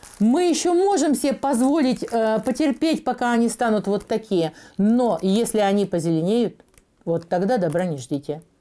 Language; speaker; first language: Russian; native; Russian